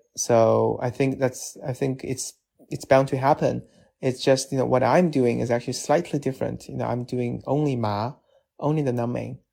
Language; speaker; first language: English; non-native, fluent; Chinese